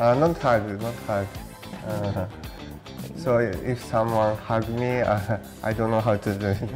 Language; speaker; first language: English; non-native, learner; Japanese